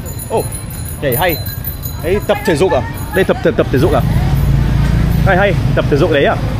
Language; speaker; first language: Vietnamese; early bilingual, heritage; Vietnamese